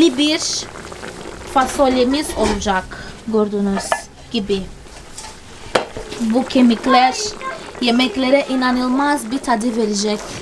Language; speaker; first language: Turkish; non-native, fluent; Portuguese